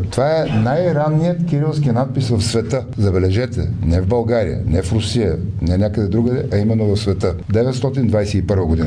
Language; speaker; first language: Bulgarian; native; Bulgarian